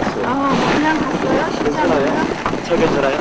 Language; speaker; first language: Korean; non-native, fluent; Mongolian